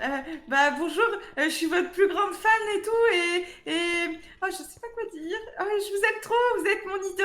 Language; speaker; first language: French; native; French